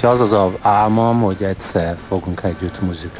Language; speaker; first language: Hungarian; non-native, learner; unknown